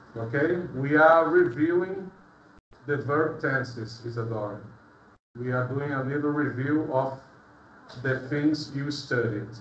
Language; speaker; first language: English; non-native, fluent; Portuguese